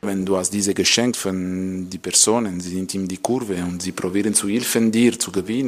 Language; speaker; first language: German; non-native, local second language; French